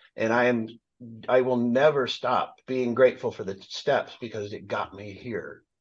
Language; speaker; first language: English; native; English